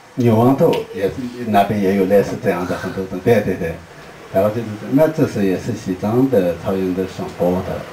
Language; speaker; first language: Chinese; non-native, local second language; Tibetan